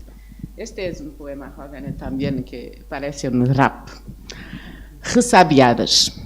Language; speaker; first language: Spanish; non-native, fluent; Portuguese